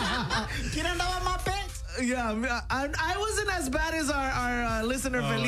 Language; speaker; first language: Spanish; early bilingual, heritage; Spanish